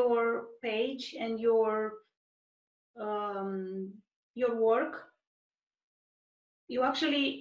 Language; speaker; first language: English; non-native, fluent; Romanian